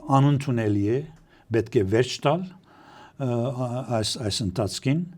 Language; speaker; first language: Armenian; early bilingual, heritage; Armenian